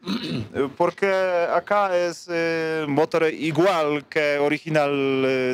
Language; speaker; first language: Spanish; non-native, learner; Polish